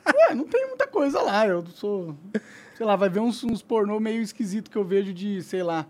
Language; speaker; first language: Portuguese; native; Portuguese